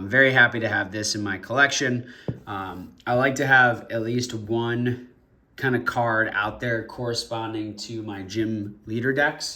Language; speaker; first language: English; native; English